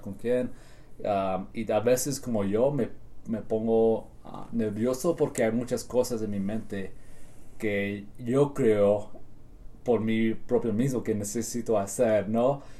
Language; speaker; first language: Spanish; early bilingual, heritage; Spanish